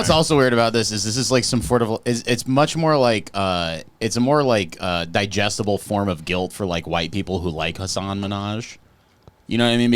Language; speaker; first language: English; native; English